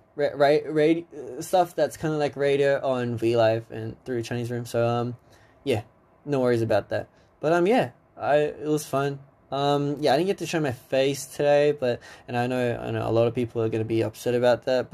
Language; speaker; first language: English; early bilingual, other home language; Korean